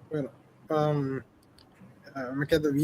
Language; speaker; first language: Spanish; non-native, fluent; Hindi